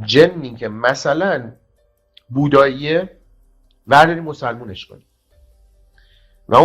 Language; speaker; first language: Persian; native; Persian